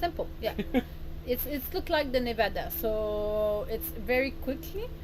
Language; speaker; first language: English; non-native, learner; French